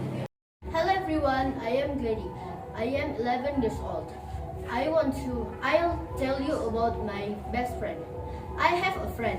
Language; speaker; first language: English; non-native, learner; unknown